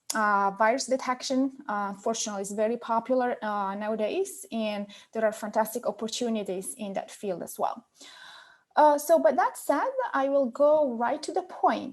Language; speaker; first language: English; non-native, fluent; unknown